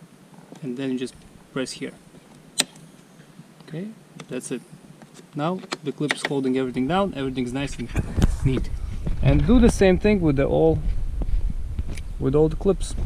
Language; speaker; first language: English; non-native, fluent; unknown